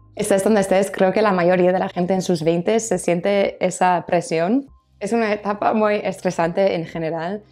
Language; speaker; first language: Spanish; non-native, fluent; English